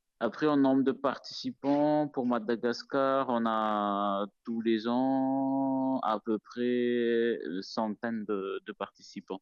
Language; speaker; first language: French; non-native, local second language; Malagasy